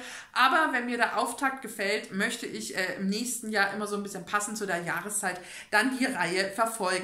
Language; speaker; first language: German; native; German